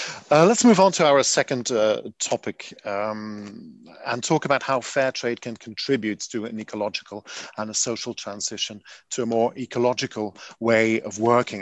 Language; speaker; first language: English; non-native, fluent; Dutch